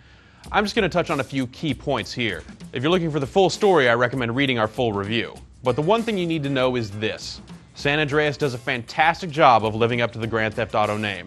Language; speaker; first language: English; native; English